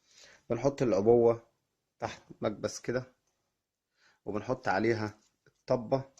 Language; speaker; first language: Arabic; native; Arabic